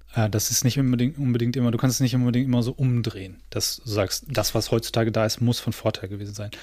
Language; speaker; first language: German; native; German